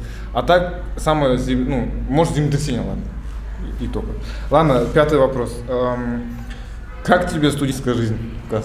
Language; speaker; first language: Russian; native; Russian